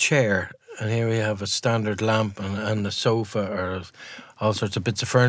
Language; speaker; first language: English; native; English